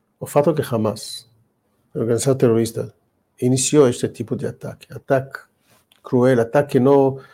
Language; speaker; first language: Portuguese; non-native, learner; Hebrew